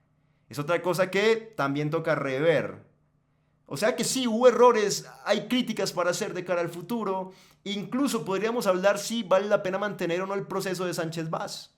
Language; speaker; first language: Spanish; native; Spanish